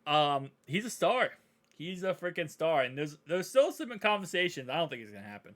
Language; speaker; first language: English; native; English